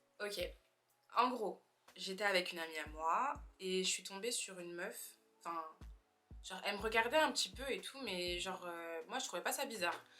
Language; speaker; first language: French; native; French